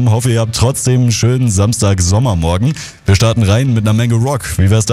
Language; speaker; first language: German; native; German